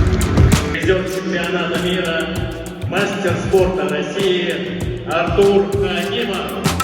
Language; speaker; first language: Russian; native; Russian